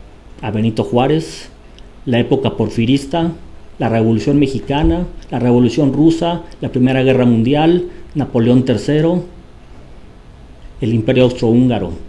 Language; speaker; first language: Spanish; native; Spanish